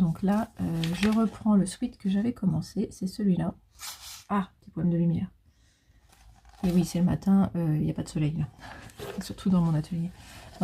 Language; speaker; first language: French; native; French